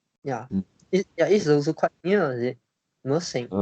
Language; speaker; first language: English; non-native, learner; Chinese